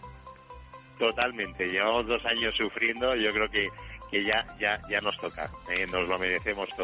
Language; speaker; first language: Spanish; native; Spanish